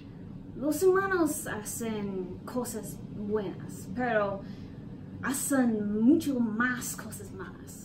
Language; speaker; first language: Spanish; non-native, learner; English